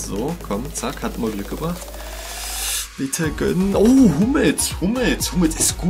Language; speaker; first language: German; native; German